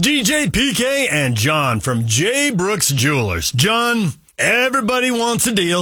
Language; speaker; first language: English; native; English